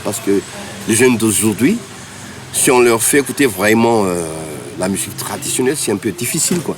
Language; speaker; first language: French; non-native, local second language; Malagasy